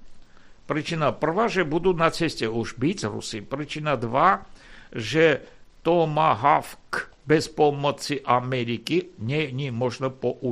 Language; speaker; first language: Slovak; non-native, fluent; Armenian